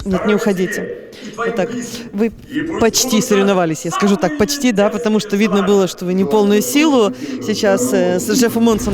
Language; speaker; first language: Russian; native; Russian